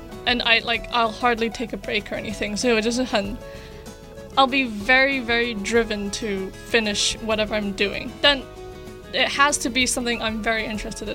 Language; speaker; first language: English; early bilingual, other home language; Chinese